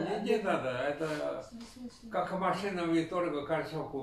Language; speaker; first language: Russian; non-native, learner; Chinese